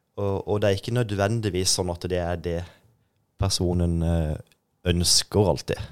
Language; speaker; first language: Norwegian; native; Norwegian